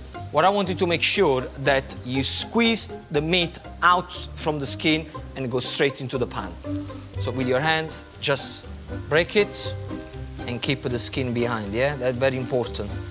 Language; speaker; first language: English; non-native, fluent; Italian